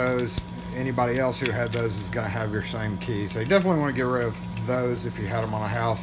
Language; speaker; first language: English; native; English